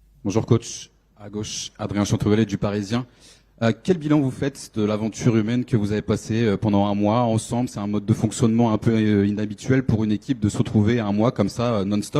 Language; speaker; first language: French; native; French